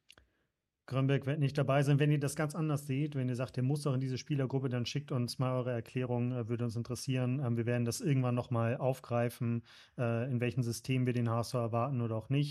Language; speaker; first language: German; native; German